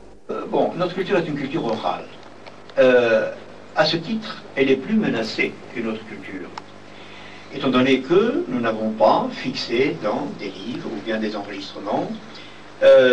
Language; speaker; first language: French; non-native, local second language; Kabyle